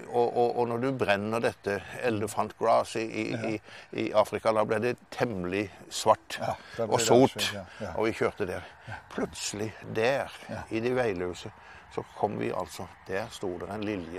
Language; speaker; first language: Norwegian; native; Norwegian